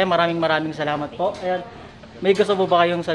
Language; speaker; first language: Filipino; native; Filipino